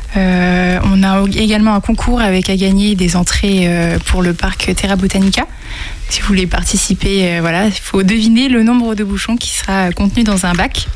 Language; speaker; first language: French; native; French